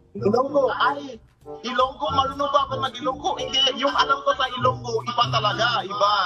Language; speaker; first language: Filipino; non-native, fluent; Yoruba